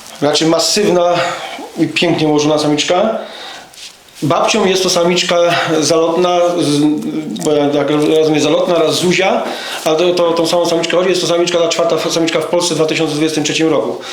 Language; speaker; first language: Polish; native; Polish